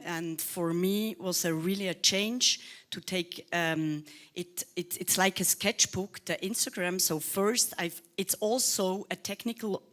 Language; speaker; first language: English; non-native, learner; Swiss German